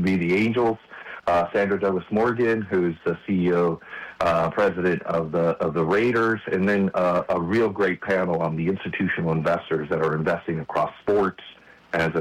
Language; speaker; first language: English; native; English